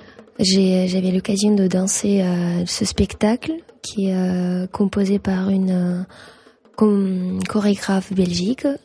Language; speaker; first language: French; non-native, fluent; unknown